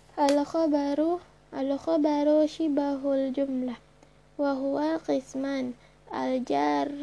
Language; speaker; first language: Arabic; non-native, learner; Indonesian